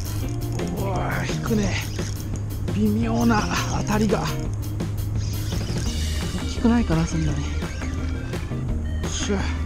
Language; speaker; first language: Japanese; native; Japanese